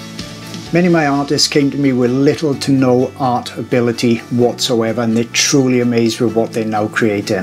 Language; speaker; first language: English; native; English